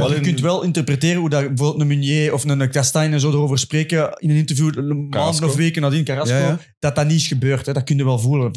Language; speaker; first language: Dutch; native; Dutch